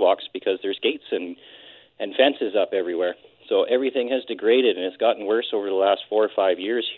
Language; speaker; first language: English; native; English